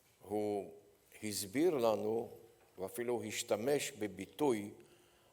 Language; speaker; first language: Hebrew; non-native, fluent; Polish